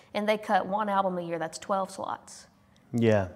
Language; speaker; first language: English; native; English